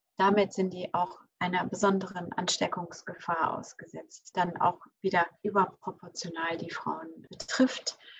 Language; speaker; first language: German; early bilingual, other home language; English